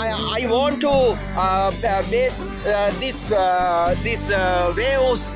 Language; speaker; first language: English; non-native, local second language; Sinhala